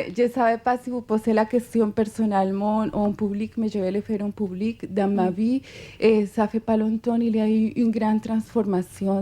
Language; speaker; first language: French; non-native, fluent; Spanish